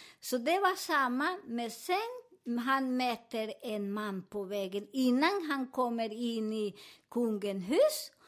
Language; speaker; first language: Swedish; non-native, learner; Spanish